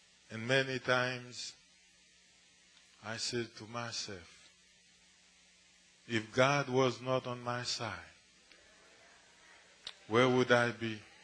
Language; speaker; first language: English; non-native, fluent; Haitian Creole